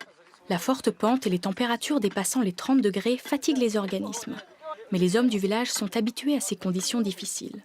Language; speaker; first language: French; native; French